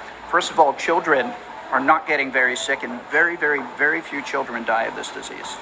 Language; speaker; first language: English; native; English